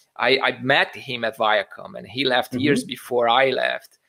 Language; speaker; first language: English; non-native, fluent; Portuguese